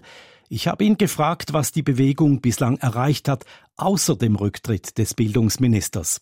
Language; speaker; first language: German; native; German